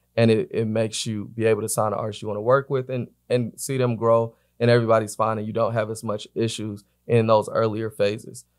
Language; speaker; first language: English; native; English